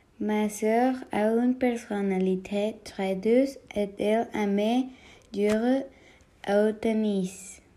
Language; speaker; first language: French; non-native, learner; Spanish